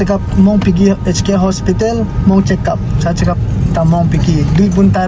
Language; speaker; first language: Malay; non-native, learner; Tedim Chin